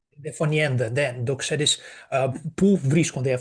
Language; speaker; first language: Greek; non-native, fluent; Portuguese